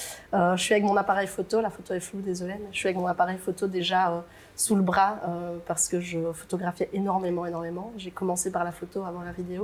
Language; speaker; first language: French; native; French